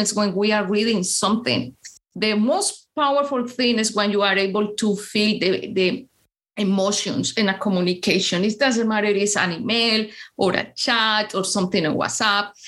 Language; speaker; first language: English; non-native, fluent; Spanish